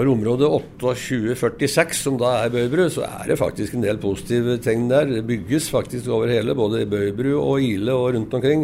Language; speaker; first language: Norwegian; native; Norwegian